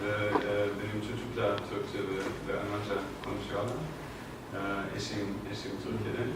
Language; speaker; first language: Turkish; non-native, learner; German